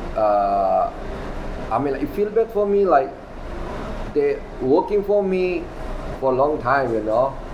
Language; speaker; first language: English; non-native, learner; Indonesian